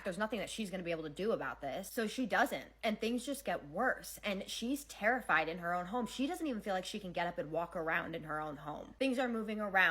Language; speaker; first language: English; native; English